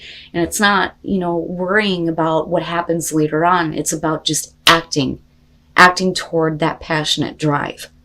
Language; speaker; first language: English; native; English